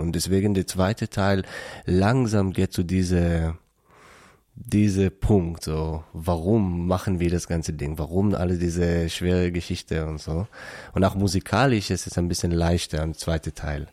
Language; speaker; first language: German; non-native, learner; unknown